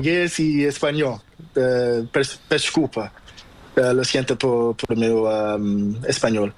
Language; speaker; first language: Spanish; non-native, learner; Portuguese